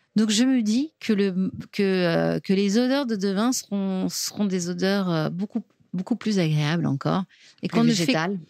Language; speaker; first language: French; native; French